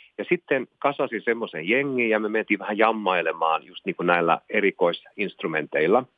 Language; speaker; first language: Finnish; non-native, local second language; Swedish